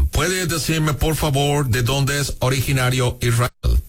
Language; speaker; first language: Spanish; non-native, learner; English